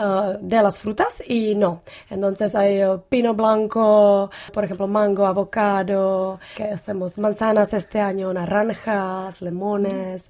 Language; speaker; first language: Spanish; non-native, learner; Czech